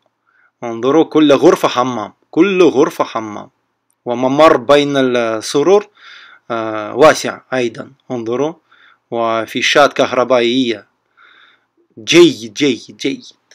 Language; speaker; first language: Arabic; non-native, learner; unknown